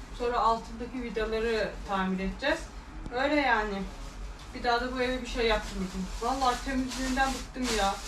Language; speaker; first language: Turkish; native; Turkish